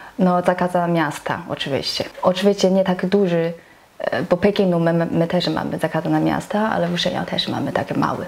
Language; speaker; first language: Polish; non-native, learner; Chinese